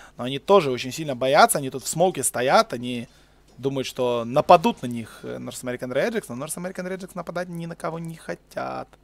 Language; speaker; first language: Russian; native; Russian